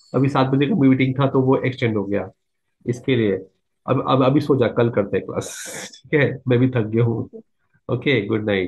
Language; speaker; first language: Hindi; non-native, local second language; Marathi